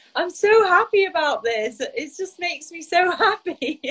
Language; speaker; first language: English; native; English